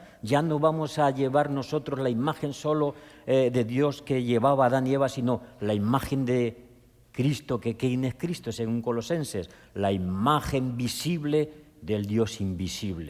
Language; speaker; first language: Spanish; native; Spanish